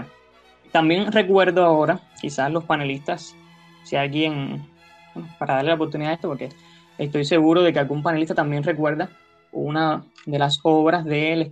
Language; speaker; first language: Spanish; native; Spanish